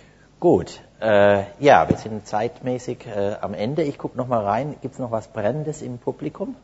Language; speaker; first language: German; native; German